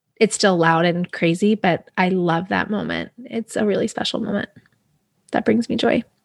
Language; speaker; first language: English; native; English